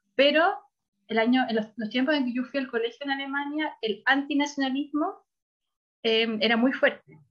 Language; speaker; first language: Spanish; early bilingual, heritage; Spanish